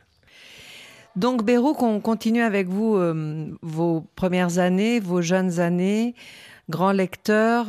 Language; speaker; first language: French; native; French